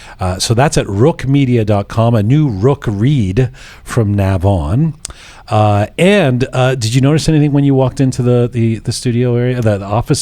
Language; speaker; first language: English; early bilingual, heritage; Persian